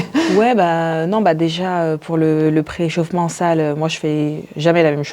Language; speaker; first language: French; native; French